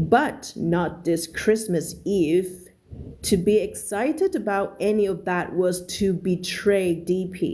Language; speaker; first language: English; non-native, fluent; Thai